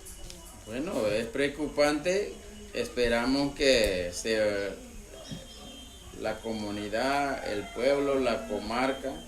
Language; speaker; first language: Spanish; non-native, local second language; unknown